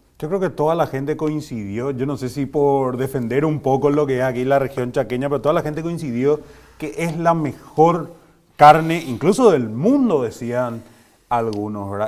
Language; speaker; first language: Spanish; native; Spanish